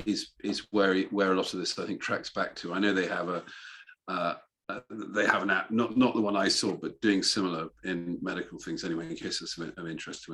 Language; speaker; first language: English; native; English